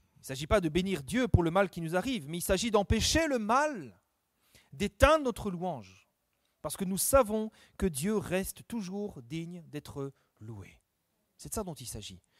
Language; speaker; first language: French; native; French